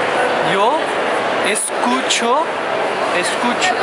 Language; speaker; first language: Spanish; non-native, learner; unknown